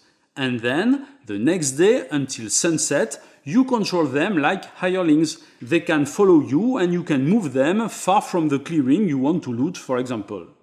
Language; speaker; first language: English; non-native, fluent; French